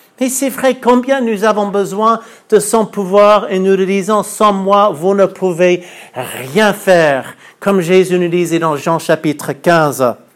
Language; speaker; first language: French; non-native, fluent; English